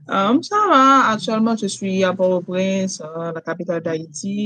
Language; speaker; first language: French; non-native, local second language; Haitian Creole